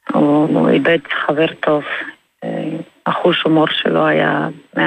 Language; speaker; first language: Hebrew; non-native, fluent; Russian